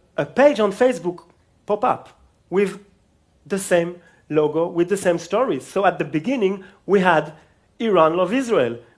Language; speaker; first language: English; non-native, fluent; Hebrew